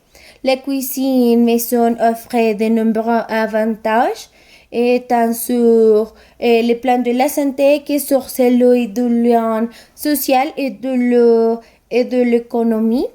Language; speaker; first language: French; non-native, learner; Spanish